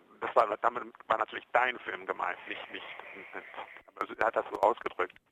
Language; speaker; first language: German; early bilingual, heritage; German